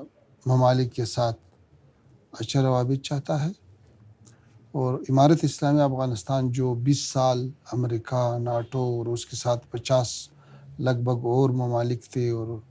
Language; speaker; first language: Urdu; non-native, fluent; Pashto